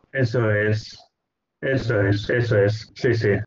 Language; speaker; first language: Spanish; non-native, local second language; Catalan